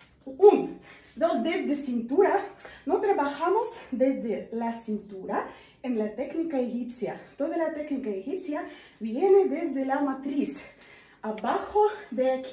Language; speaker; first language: Spanish; non-native, learner; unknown